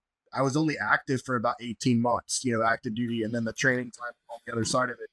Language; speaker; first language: English; native; English